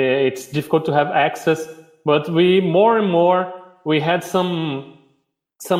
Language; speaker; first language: English; non-native, fluent; Portuguese